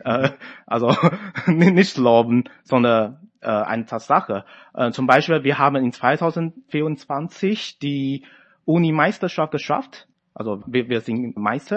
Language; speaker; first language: German; non-native, fluent; Chinese